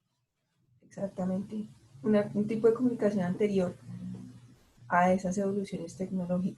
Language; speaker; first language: Spanish; native; Spanish